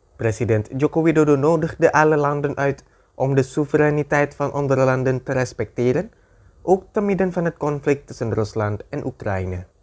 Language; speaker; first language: Dutch; non-native, fluent; Indonesian